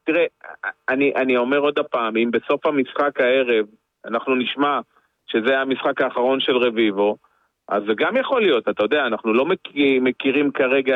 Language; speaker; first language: Hebrew; native; Hebrew